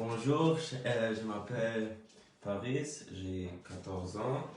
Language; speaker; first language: French; early bilingual, other home language; Lingala